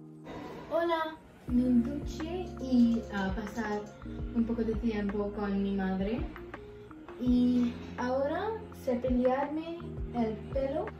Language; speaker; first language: Spanish; non-native, learner; English